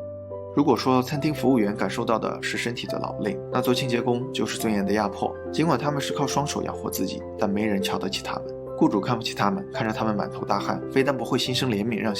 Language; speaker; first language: Chinese; native; Chinese